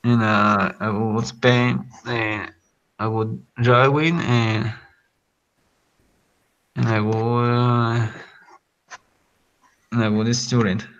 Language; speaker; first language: English; non-native, learner; Spanish